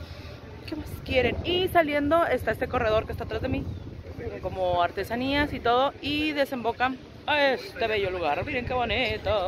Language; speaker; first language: Spanish; native; Spanish